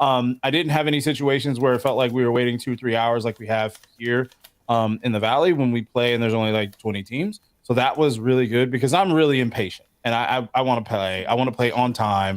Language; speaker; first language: English; native; English